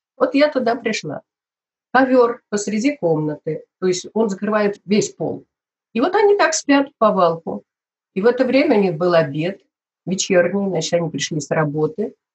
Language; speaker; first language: Russian; native; Russian